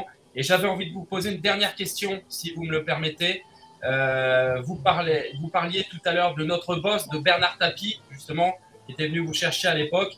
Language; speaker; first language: French; native; French